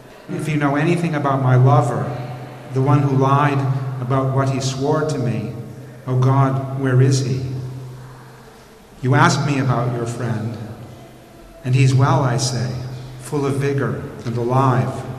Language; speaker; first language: English; native; English